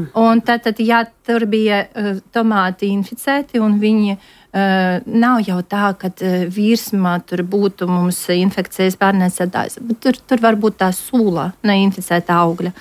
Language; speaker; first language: Latvian; non-native, local second language; Russian